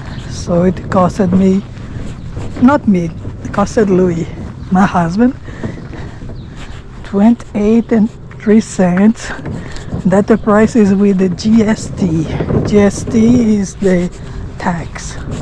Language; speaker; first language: English; non-native, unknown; Portuguese